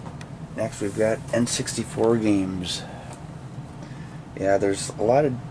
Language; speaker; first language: English; native; English